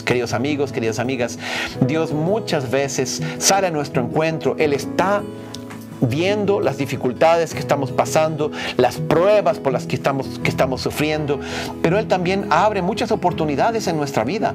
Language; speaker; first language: Spanish; non-native, fluent; Portuguese